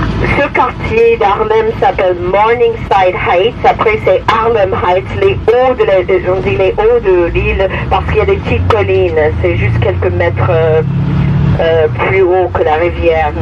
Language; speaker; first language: French; non-native, fluent; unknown